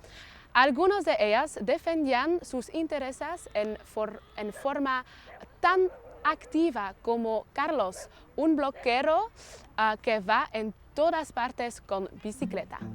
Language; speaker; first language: Spanish; non-native, learner; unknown